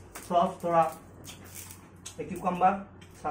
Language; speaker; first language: Hindi; non-native, learner; Bangla